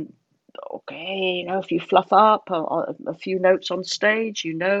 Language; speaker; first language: English; native; English